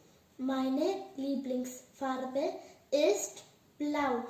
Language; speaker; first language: German; non-native, learner; Hindi